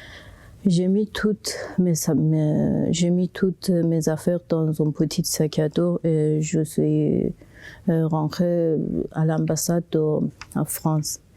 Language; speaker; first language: French; non-native, local second language; Persian